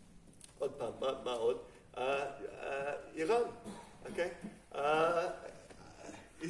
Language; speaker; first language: Hebrew; non-native, fluent; English